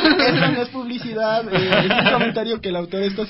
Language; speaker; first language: Spanish; native; Spanish